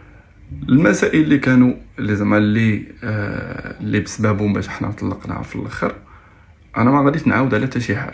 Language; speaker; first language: Arabic; native; Arabic